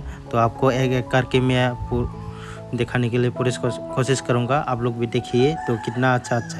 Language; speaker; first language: Hindi; non-native, local second language; Kok Borok